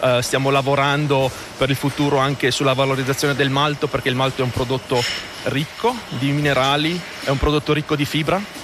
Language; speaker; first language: Italian; native; Italian